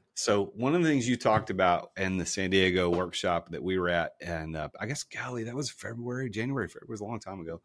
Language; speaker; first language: English; native; English